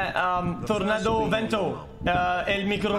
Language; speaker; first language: Spanish; non-native, learner; French